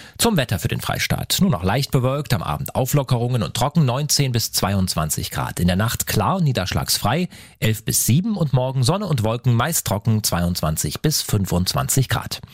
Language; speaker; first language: German; native; German